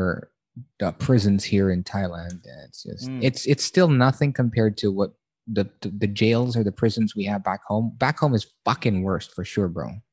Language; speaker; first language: English; non-native, local second language; Filipino